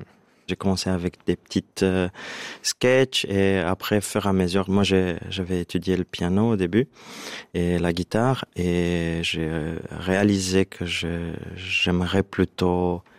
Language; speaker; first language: French; non-native, fluent; Romanian